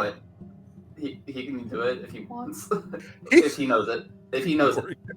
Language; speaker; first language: English; native; English